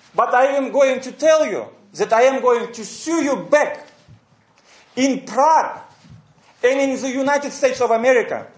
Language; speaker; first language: English; non-native, fluent; Kyrgyz